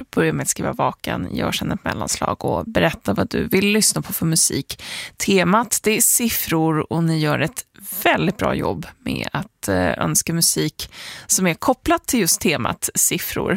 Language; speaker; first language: Swedish; native; Swedish